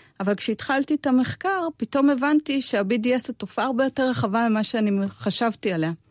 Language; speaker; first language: Hebrew; native; Hebrew